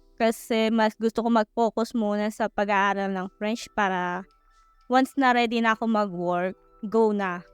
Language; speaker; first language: Filipino; native; Filipino